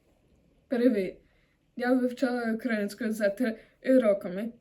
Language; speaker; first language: Ukrainian; non-native, learner; German